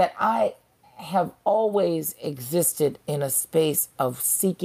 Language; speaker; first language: English; native; English